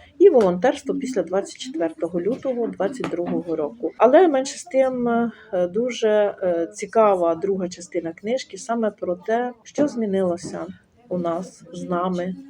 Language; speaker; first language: Ukrainian; non-native, local second language; Russian